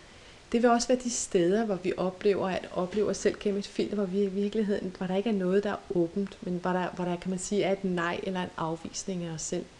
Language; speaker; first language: Danish; native; Danish